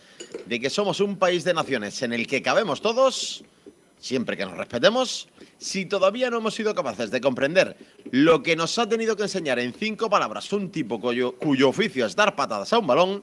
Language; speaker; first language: Spanish; native; Spanish